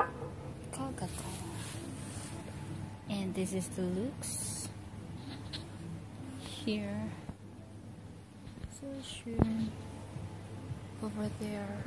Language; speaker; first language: English; non-native, learner; Filipino